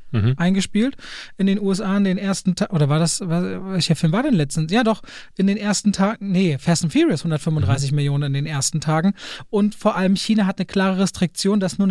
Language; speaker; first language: German; native; German